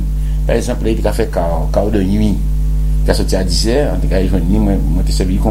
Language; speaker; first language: French; non-native, local second language; Guadeloupean Creole French